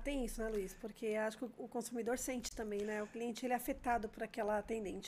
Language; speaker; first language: Portuguese; native; Portuguese